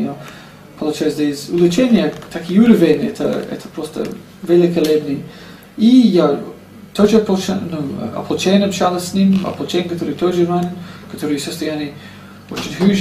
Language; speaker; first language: Russian; non-native, learner; English